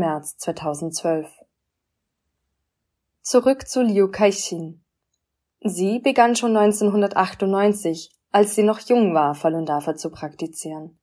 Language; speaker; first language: German; native; German